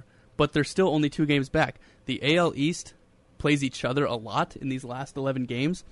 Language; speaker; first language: English; native; English